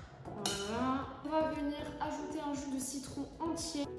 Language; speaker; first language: French; native; French